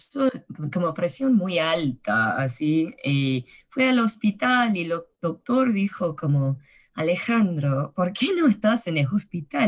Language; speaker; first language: Spanish; early bilingual, heritage; Spanish